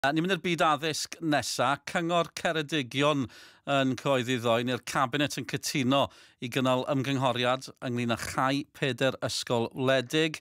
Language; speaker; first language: Welsh; native; Welsh